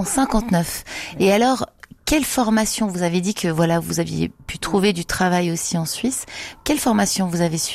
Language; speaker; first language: French; native; French